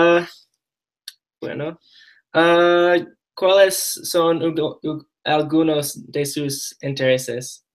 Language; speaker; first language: Spanish; non-native, learner; English